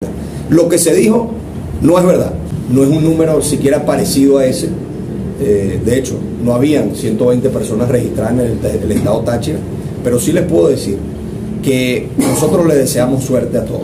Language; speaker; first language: Spanish; native; Spanish